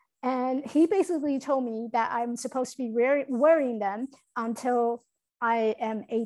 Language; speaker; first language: English; non-native, fluent; Chinese